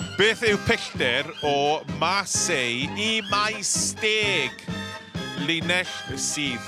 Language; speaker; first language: Welsh; non-native, learner; English